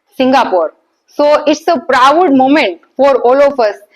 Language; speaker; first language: English; non-native, local second language; Gujarati